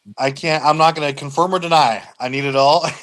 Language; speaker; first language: English; native; English